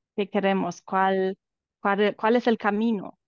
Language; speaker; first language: Spanish; non-native, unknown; Romanian